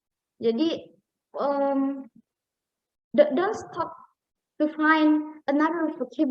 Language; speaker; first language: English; non-native, fluent; Indonesian